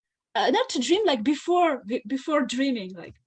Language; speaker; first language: English; non-native, fluent; Russian